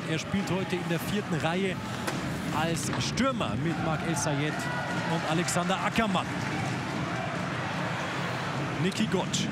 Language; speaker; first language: German; native; German